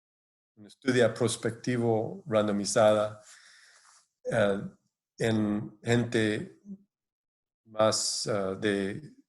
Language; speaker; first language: Spanish; non-native, fluent; English